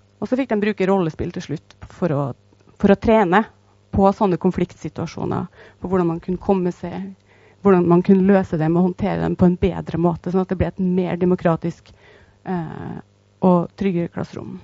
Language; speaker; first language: Norwegian; native; Norwegian